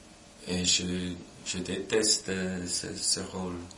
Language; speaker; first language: French; non-native, local second language; German